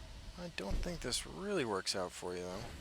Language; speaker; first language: English; native; English